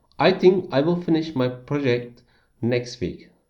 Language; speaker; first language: English; non-native, fluent; Turkish